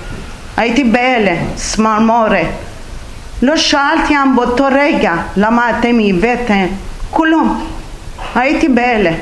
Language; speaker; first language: Hebrew; non-native, learner; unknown